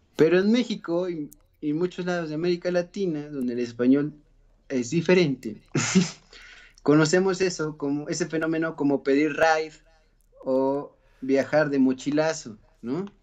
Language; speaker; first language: Spanish; native; Spanish